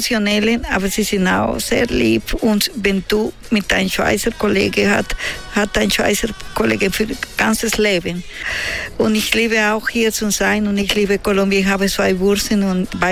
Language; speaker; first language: German; non-native, learner; Spanish